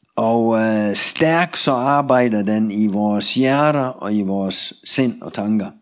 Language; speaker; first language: Danish; non-native, fluent; Russian